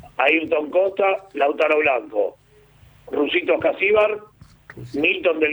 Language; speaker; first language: Spanish; native; Spanish